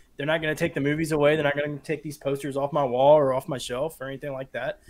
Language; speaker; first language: English; native; English